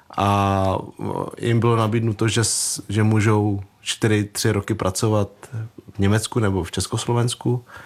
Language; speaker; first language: Czech; early bilingual, other home language; Vietnamese